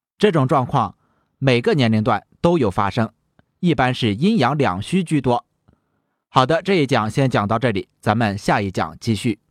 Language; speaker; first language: Chinese; native; Chinese